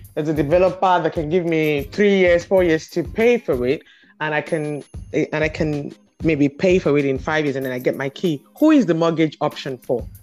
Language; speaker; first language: English; non-native, local second language; Yoruba